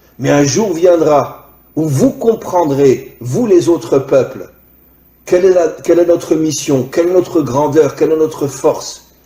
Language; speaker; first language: French; native; French